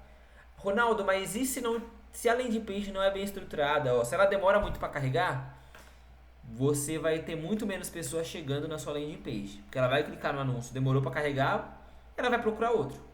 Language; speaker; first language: Portuguese; native; Portuguese